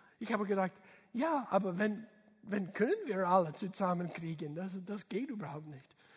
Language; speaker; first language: German; non-native, fluent; English